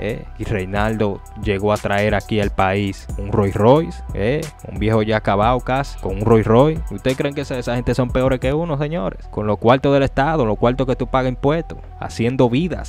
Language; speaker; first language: Spanish; native; Spanish